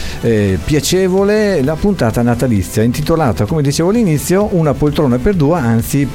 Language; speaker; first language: Italian; native; Italian